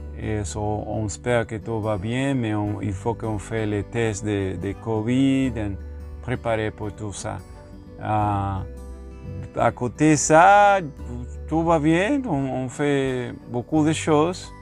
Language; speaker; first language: French; non-native, learner; Spanish